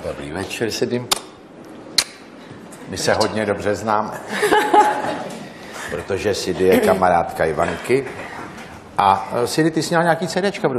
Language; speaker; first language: Czech; native; Czech